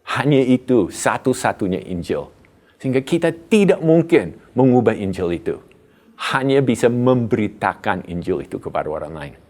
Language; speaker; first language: Indonesian; non-native, fluent; English